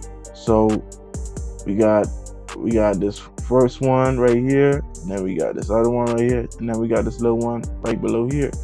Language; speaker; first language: English; native; English